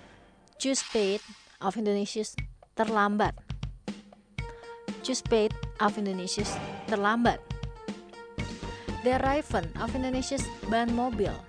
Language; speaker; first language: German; non-native, fluent; Indonesian